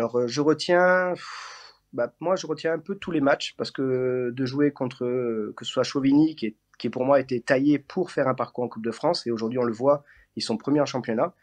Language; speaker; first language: French; native; French